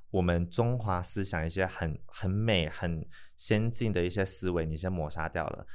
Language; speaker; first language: Chinese; native; Chinese